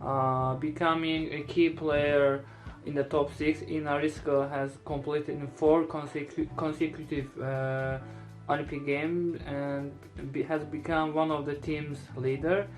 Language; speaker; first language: English; non-native, learner; Azerbaijani